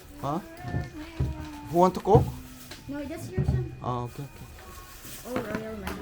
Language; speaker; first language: English; non-native, learner; Korean